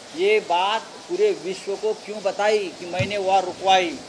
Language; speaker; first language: Hindi; non-native, local second language; Marathi